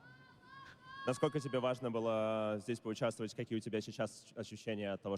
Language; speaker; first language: Russian; native; Russian